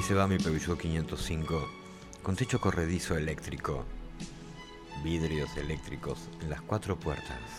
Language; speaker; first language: Spanish; native; Spanish